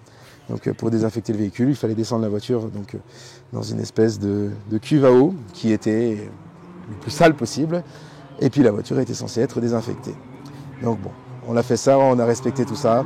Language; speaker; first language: French; native; French